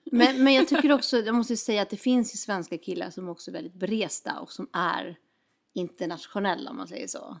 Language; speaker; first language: Swedish; native; Swedish